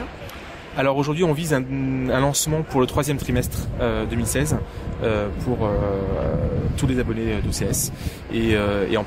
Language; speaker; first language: French; native; French